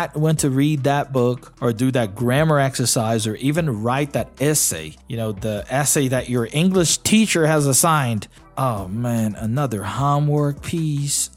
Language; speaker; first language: English; non-native, fluent; Portuguese